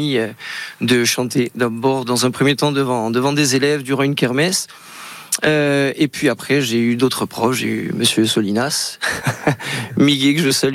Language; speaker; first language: French; native; French